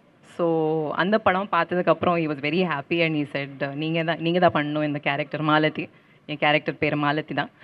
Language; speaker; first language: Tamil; non-native, fluent; Kannada